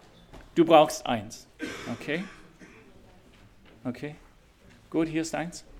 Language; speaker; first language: German; non-native, fluent; English